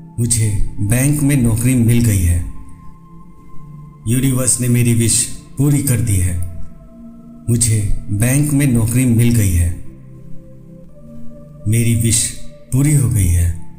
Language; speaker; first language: Hindi; native; Hindi